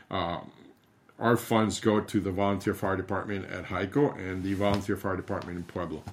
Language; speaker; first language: English; early bilingual, other home language; Spanish